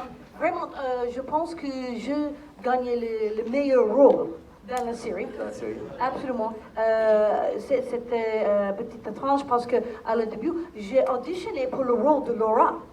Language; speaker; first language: French; non-native, learner; English